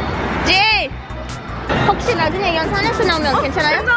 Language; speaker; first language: Korean; non-native, fluent; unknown